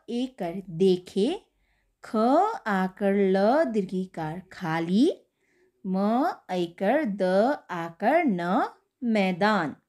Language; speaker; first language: Hindi; native; Hindi